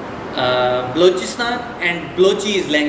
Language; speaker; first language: English; non-native, fluent; Urdu